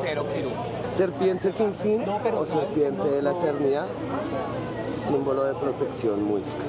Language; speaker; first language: Spanish; native; Spanish